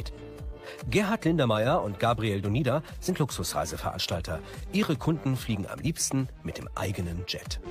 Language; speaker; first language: German; native; German